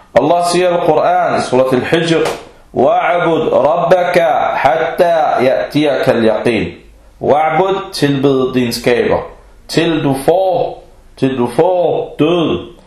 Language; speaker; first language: Danish; early bilingual, other home language; Arabic